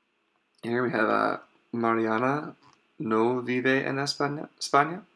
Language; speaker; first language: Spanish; non-native, fluent; English